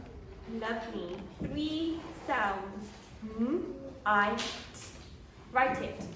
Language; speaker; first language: English; native; English